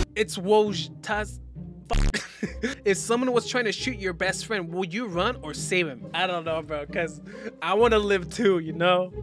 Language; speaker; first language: English; native; English